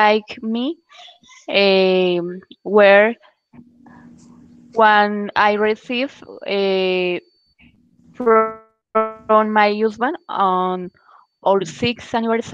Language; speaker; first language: English; non-native, learner; Spanish